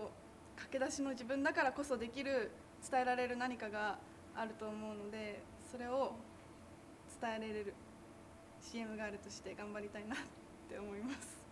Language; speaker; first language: Japanese; native; Japanese